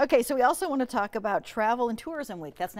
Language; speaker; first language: English; native; English